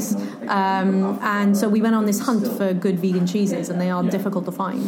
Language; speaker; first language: English; native; English